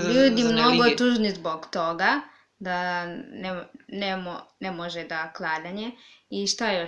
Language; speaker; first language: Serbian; non-native, learner; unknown